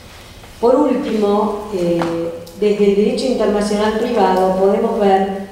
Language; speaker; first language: Spanish; native; Spanish